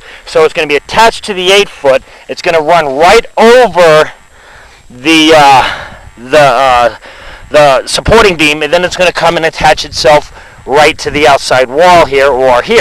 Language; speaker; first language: English; native; English